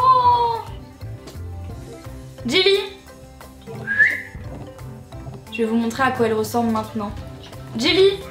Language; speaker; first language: French; native; French